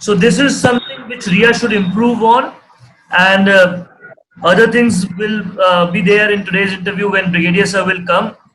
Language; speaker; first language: English; non-native, local second language; Hindi